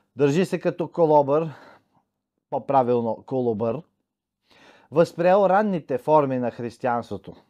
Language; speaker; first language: Bulgarian; native; Bulgarian